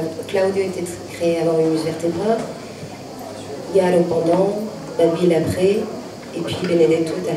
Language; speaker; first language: French; native; French